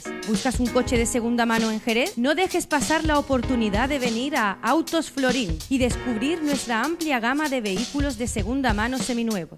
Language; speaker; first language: Spanish; native; Spanish